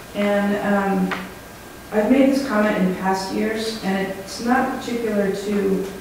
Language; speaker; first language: English; native; English